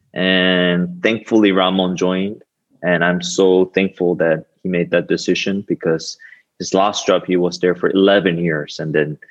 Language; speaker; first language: English; non-native, fluent; Korean